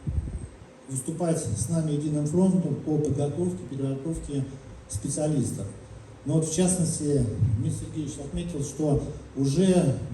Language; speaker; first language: Russian; native; Russian